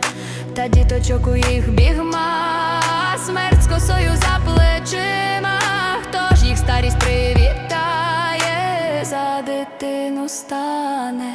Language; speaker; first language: Ukrainian; native; Ukrainian